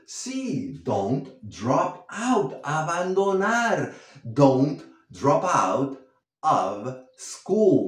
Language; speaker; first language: English; non-native, fluent; Spanish